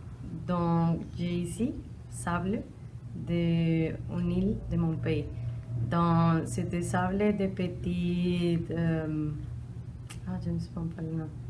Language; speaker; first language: French; non-native, learner; Spanish